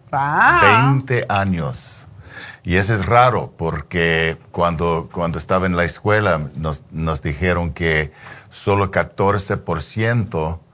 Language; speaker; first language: Spanish; early bilingual, heritage; English